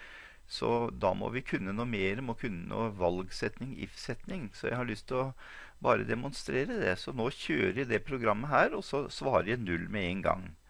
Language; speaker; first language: Norwegian; native; Norwegian